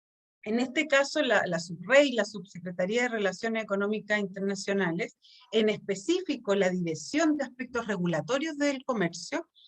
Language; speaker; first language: Spanish; native; Spanish